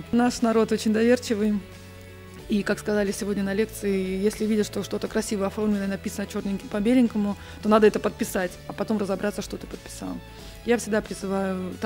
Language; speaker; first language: Russian; native; Russian